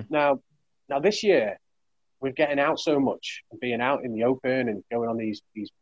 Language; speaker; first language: English; native; English